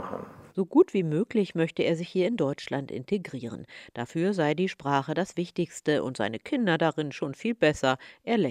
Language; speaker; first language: German; native; German